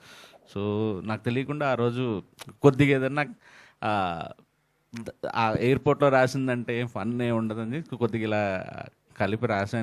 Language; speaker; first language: Telugu; native; Telugu